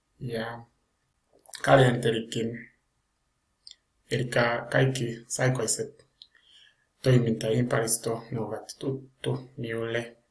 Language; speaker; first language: Finnish; non-native, learner; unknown